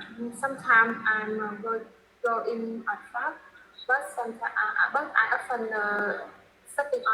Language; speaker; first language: English; non-native, learner; Vietnamese